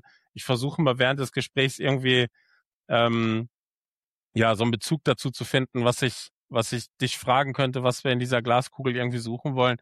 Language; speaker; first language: German; native; German